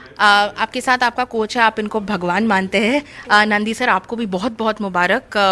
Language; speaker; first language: Hindi; native; Hindi